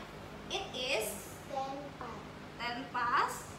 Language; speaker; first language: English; non-native, learner; Indonesian